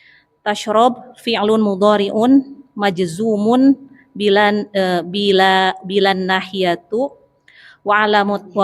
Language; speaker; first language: Arabic; non-native, learner; Indonesian